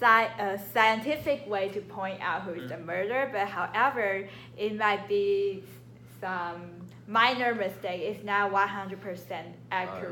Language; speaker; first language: English; non-native, learner; Chinese